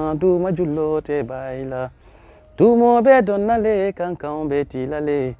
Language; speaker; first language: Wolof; non-native, local second language; Mandingo